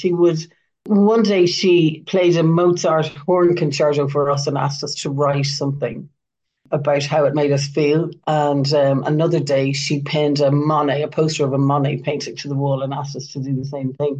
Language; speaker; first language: English; native; English